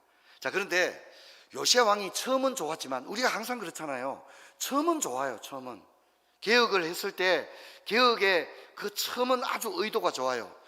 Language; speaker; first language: Korean; native; Korean